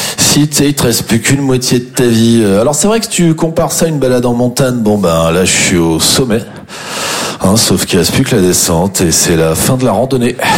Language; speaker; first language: French; native; French